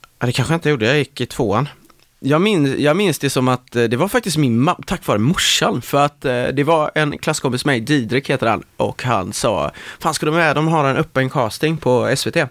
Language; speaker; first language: Swedish; native; Swedish